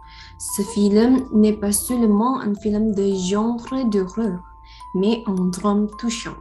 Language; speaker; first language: French; non-native, learner; Indonesian